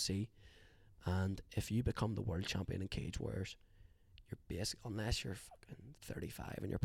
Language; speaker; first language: English; native; English